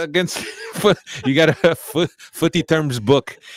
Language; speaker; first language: English; native; English